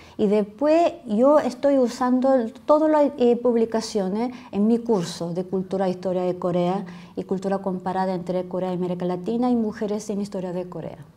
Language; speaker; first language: Spanish; non-native, fluent; Korean